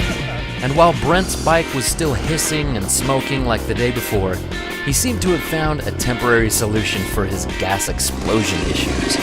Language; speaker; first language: English; native; English